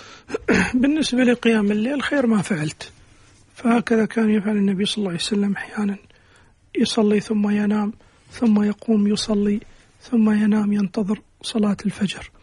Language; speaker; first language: Arabic; native; Arabic